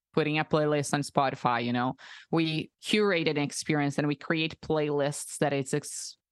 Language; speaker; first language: English; non-native, fluent; Portuguese